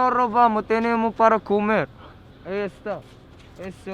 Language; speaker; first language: Spanish; non-native, learner; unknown